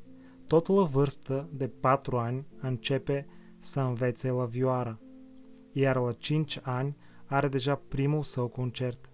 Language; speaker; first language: Romanian; non-native, fluent; Bulgarian